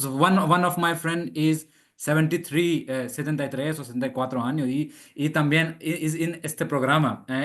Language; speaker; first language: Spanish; non-native, learner; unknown